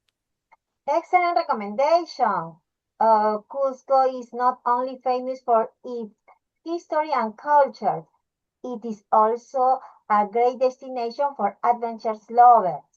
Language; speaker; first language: English; non-native, learner; Spanish